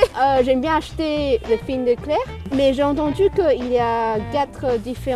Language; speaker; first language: French; non-native, fluent; Chinese